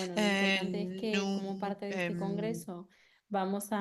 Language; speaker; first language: Spanish; native; Spanish